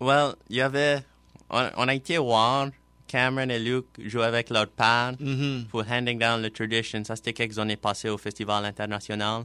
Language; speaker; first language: French; non-native, local second language; English